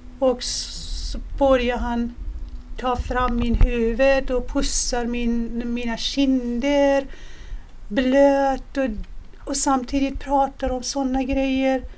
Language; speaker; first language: Swedish; non-native, fluent; Persian